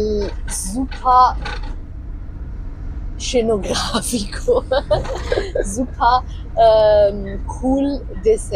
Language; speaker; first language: German; non-native, learner; Italian